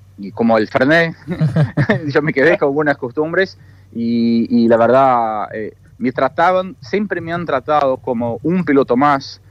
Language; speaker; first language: Spanish; non-native, fluent; Portuguese